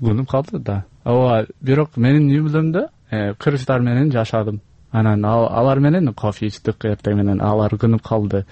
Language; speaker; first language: Kyrgyz; non-native, learner; English